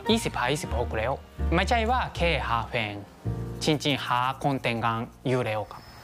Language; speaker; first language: Thai; non-native, learner; Japanese